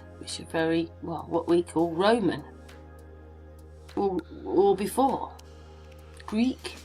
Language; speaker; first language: English; native; English